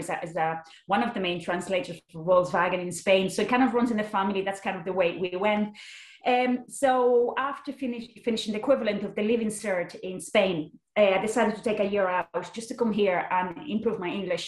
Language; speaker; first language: English; non-native, fluent; Spanish